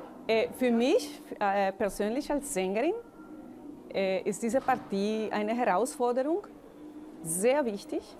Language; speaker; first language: German; non-native, fluent; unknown